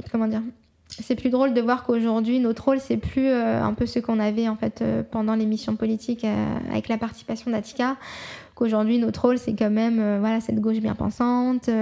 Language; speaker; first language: French; native; French